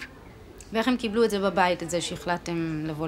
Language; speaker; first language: Hebrew; native; Hebrew